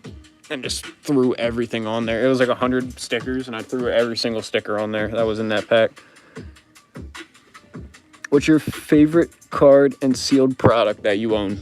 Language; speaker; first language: English; native; English